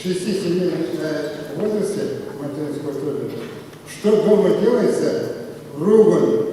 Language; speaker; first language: Russian; non-native, local second language; Kazakh